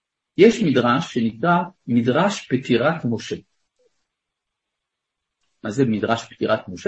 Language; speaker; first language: Hebrew; non-native, fluent; French